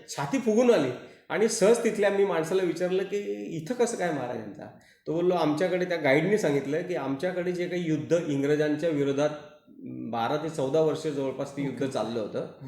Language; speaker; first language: Marathi; native; Marathi